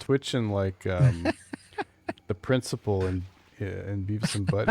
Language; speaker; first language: English; native; English